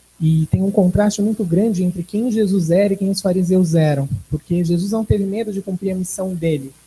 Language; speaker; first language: Portuguese; native; Portuguese